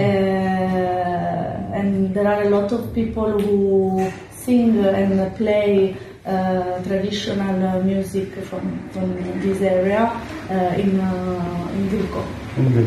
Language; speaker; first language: English; non-native, learner; Italian